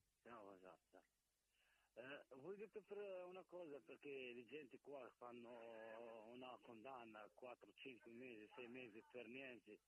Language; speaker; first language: Italian; non-native, fluent; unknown